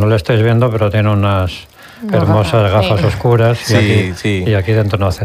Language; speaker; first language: Spanish; native; Spanish